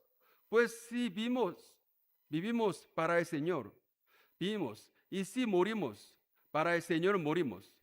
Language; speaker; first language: Spanish; non-native, learner; Korean